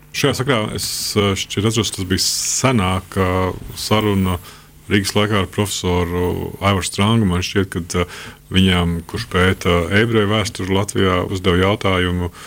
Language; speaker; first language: Latvian; native; Latvian